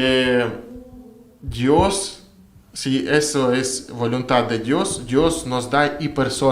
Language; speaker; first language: Spanish; non-native, learner; Russian